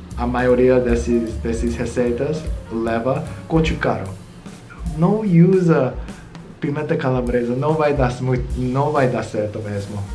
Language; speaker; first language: Portuguese; non-native, learner; Korean